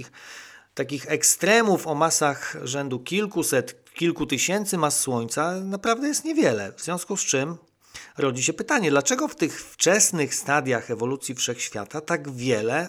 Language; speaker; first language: Polish; native; Polish